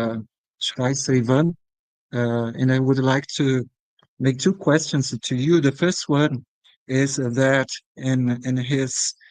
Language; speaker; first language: English; non-native, fluent; Portuguese